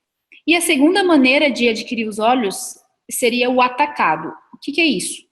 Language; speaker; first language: Portuguese; native; Portuguese